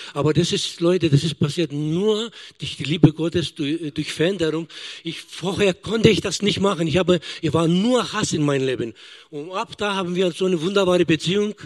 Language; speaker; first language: German; non-native, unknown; Greek